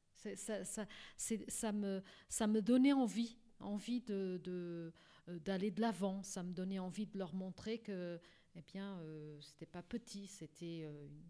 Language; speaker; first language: French; early bilingual, other home language; Portuguese